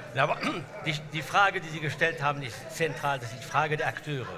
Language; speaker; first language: German; non-native, fluent; French